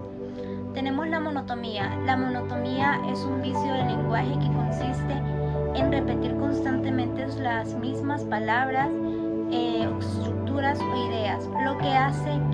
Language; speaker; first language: Spanish; native; Spanish